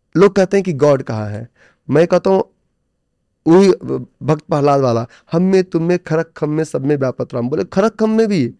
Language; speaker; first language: Hindi; native; Hindi